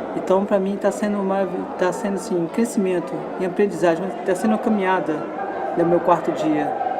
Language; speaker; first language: Portuguese; native; Portuguese